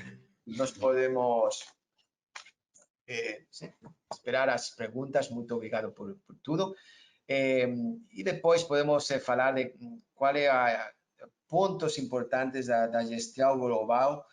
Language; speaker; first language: Portuguese; non-native, learner; Spanish